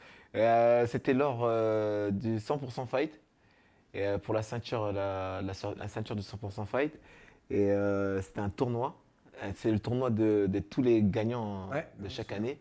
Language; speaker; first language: French; native; French